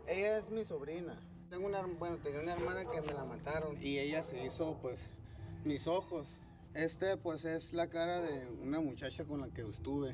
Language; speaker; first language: Spanish; native; Spanish